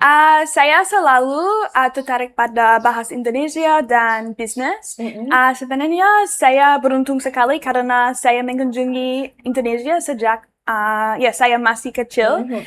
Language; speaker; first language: Indonesian; non-native, learner; English